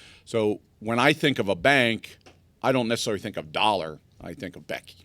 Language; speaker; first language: English; native; English